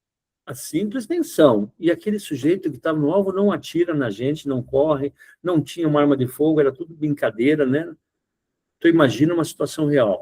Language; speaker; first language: Portuguese; native; Portuguese